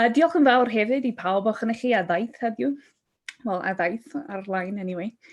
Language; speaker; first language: Welsh; non-native, fluent; English